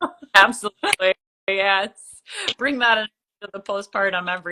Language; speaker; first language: English; native; English